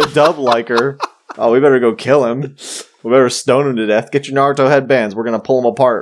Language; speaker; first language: English; native; English